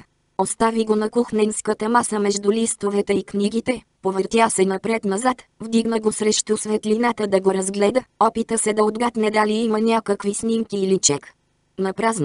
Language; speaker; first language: Bulgarian; native; Bulgarian